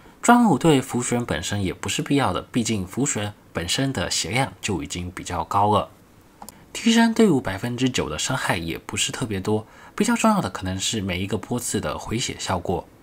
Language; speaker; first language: Chinese; native; Chinese